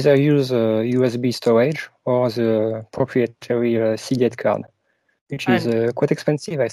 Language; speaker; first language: English; non-native, fluent; French